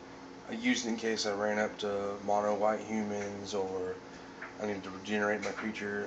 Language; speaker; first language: English; native; English